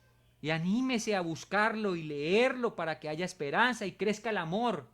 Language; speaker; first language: Spanish; native; Spanish